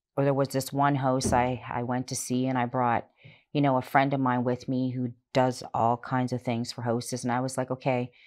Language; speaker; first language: English; native; English